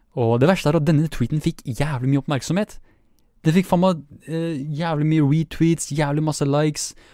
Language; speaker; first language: Norwegian; early bilingual, other home language; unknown